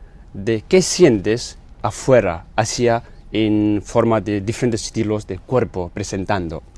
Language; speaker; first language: Spanish; non-native, learner; Tibetan